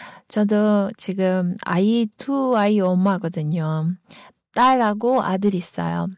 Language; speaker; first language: Korean; non-native, fluent; Kyrgyz